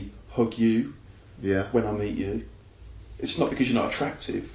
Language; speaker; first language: English; native; English